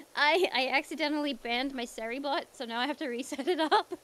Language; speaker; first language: English; native; English